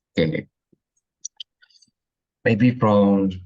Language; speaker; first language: English; non-native, learner; Indonesian